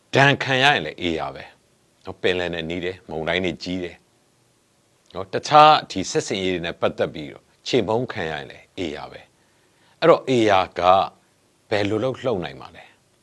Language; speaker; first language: Burmese; native; Burmese